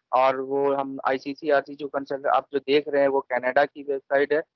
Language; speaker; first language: Hindi; native; Hindi